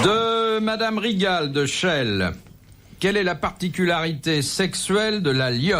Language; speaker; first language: French; native; French